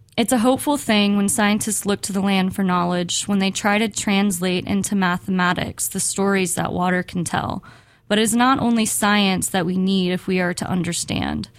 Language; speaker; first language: English; native; English